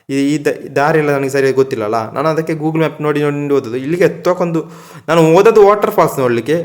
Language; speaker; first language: Kannada; non-native, local second language; Tulu